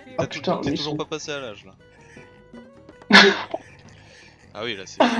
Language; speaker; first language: French; native; French